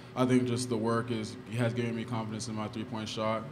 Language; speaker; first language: English; native; English